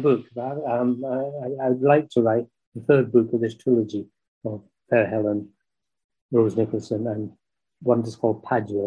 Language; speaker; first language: English; native; English